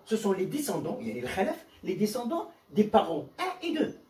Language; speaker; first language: French; non-native, local second language; Arabic